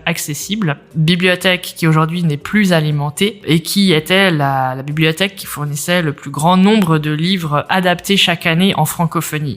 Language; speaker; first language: French; native; French